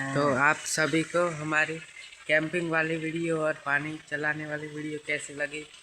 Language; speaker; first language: Hindi; non-native, local second language; Gujarati